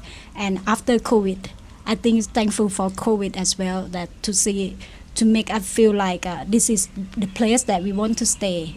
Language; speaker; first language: English; non-native, fluent; Thai